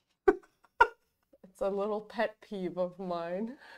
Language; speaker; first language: English; native; English